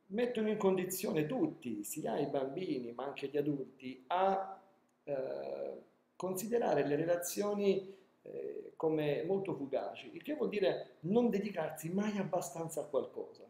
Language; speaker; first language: Italian; native; Italian